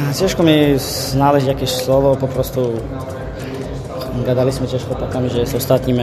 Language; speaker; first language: Polish; non-native, fluent; Armenian